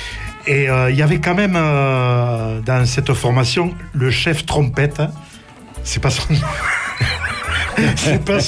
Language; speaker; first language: French; native; French